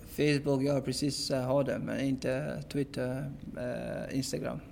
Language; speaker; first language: Swedish; non-native, fluent; English